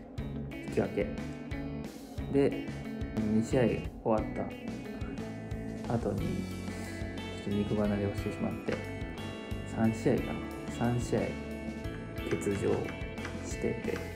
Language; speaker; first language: Japanese; native; Japanese